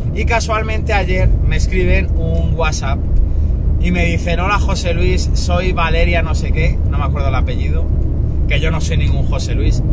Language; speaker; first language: Spanish; native; Spanish